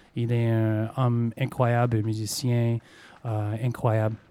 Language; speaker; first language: French; native; French